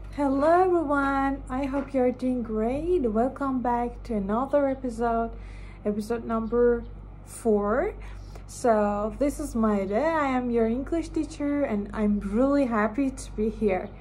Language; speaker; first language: English; non-native, fluent; Persian